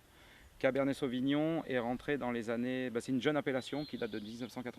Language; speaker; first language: French; native; French